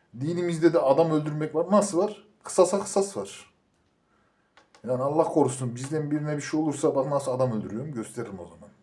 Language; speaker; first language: Turkish; native; Turkish